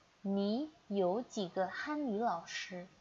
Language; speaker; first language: Chinese; non-native, fluent; Indonesian